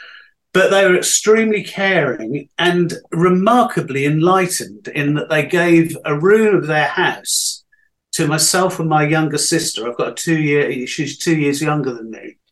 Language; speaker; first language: English; native; English